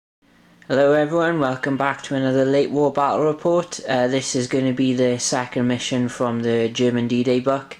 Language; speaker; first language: English; native; English